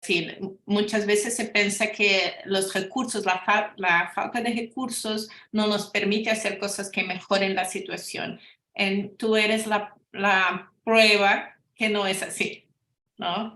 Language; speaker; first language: Spanish; non-native, fluent; Portuguese